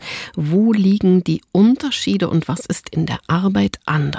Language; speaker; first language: German; native; German